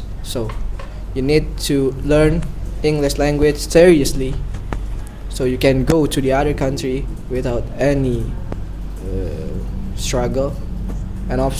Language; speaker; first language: English; non-native, learner; Indonesian